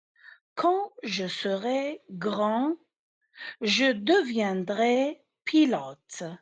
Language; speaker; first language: French; non-native, fluent; Arabic